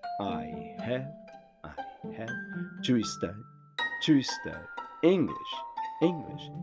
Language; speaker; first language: English; non-native, fluent; Portuguese